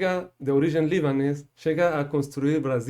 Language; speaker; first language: Portuguese; non-native, learner; Persian